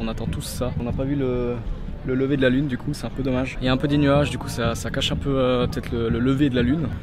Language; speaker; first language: French; native; French